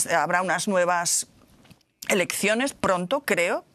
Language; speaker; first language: Spanish; native; Spanish